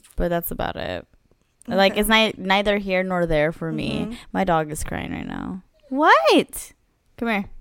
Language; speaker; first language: English; early bilingual, other home language; Spanish